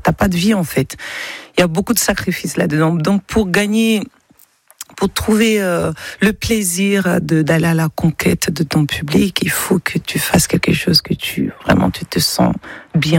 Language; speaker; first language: French; non-native, local second language; Bambara